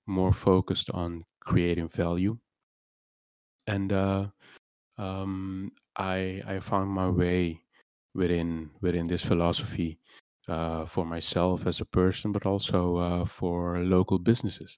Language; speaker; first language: English; non-native, fluent; Papiamento